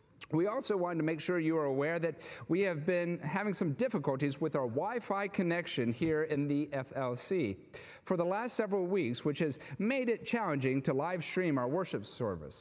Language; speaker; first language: English; native; English